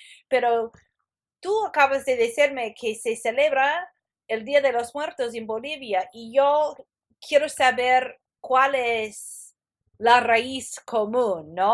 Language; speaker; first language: Spanish; non-native, fluent; English